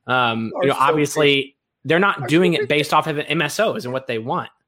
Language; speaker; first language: English; native; English